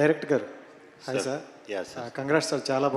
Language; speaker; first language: Telugu; native; Telugu